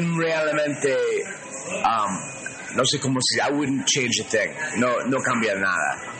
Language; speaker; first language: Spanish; non-native, learner; English